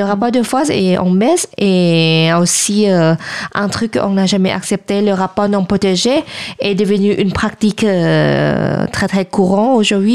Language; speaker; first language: French; non-native, fluent; Thai